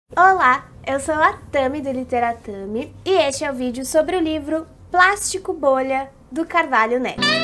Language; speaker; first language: Portuguese; native; Portuguese